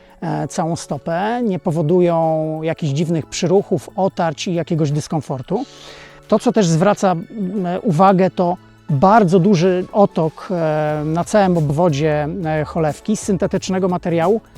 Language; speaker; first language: Polish; native; Polish